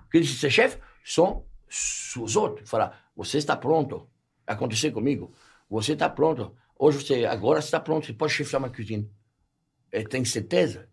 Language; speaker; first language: Portuguese; non-native, fluent; French